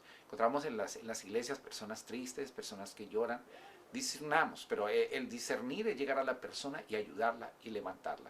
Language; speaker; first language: Spanish; native; Spanish